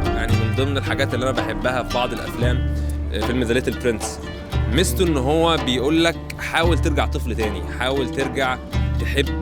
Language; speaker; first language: Arabic; native; Arabic